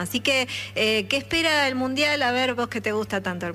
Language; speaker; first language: Spanish; native; Spanish